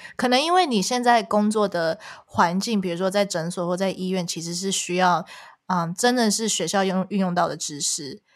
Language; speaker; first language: Chinese; early bilingual, heritage; Chinese